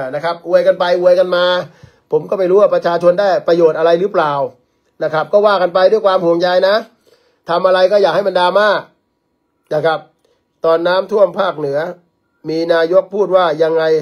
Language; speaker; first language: Thai; native; Thai